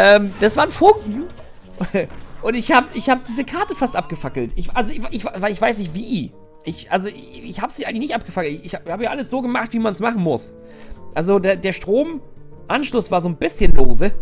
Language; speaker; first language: German; native; German